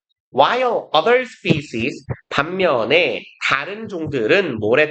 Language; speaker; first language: Korean; native; Korean